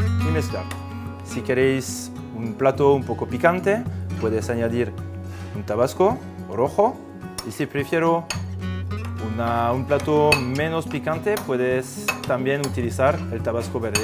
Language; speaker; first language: Spanish; non-native, fluent; French